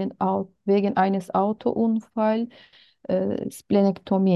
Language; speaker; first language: German; non-native, learner; Turkish